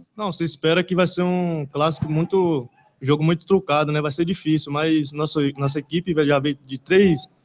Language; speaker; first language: Portuguese; native; Portuguese